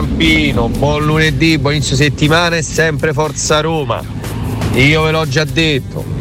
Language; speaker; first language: Italian; native; Italian